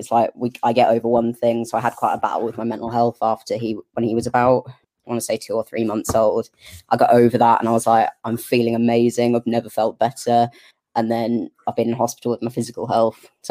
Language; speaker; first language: English; native; English